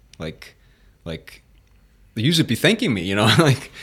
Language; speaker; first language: English; non-native, fluent; Icelandic